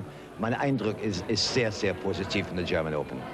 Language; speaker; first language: German; non-native, learner; English